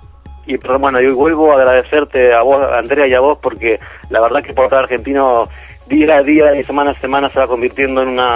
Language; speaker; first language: Spanish; native; Spanish